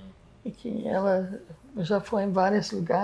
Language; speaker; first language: Portuguese; non-native, fluent; English